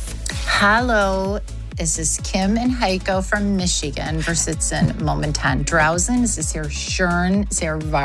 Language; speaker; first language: German; non-native, learner; English